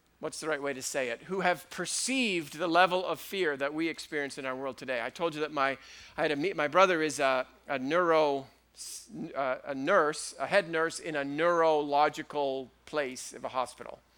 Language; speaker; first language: English; native; English